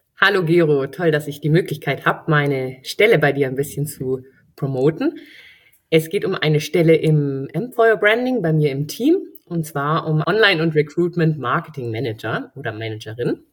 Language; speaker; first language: German; native; German